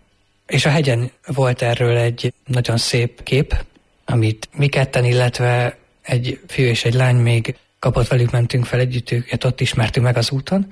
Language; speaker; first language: Hungarian; native; Hungarian